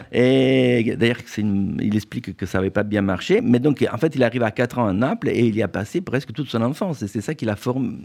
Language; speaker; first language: French; non-native, fluent; Italian